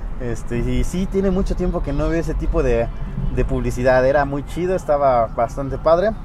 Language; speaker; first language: Spanish; native; Spanish